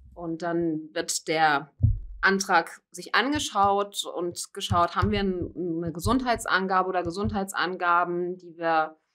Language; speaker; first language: German; native; German